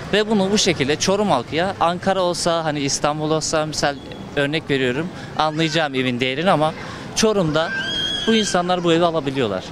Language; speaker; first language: Turkish; native; Turkish